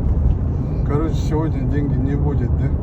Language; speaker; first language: Russian; non-native, local second language; Kyrgyz